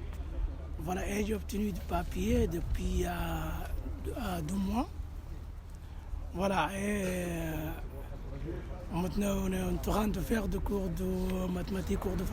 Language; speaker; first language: French; non-native, learner; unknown